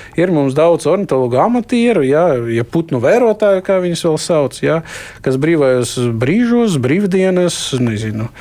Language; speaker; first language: Latvian; non-native, local second language; Russian